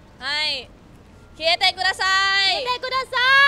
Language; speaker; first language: Japanese; non-native, learner; Thai